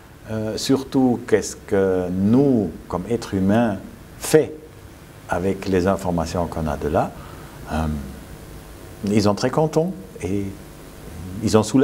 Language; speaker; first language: French; non-native, fluent; German